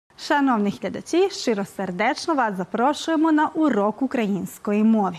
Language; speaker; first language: Ukrainian; early bilingual, heritage; Ukrainian